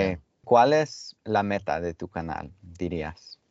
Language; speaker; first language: Spanish; non-native, fluent; English